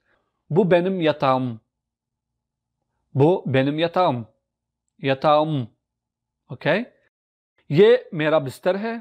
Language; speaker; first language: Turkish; non-native, fluent; Urdu